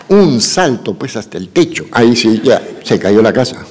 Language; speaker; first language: Spanish; native; Spanish